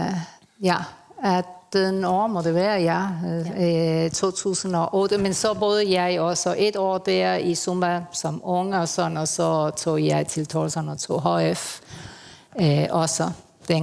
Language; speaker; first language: Danish; early bilingual, heritage; Spanish